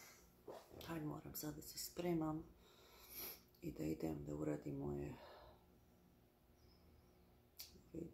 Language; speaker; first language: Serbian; early bilingual, heritage; Bosnian